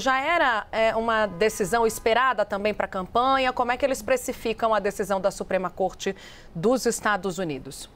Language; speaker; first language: Portuguese; native; Portuguese